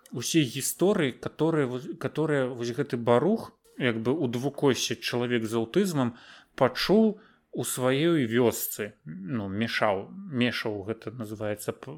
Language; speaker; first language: Belarusian; native; Belarusian